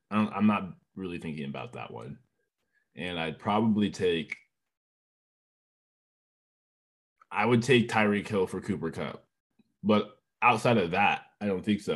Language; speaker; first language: English; native; English